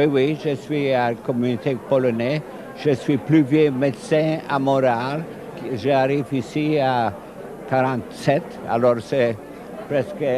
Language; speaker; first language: French; non-native, fluent; Polish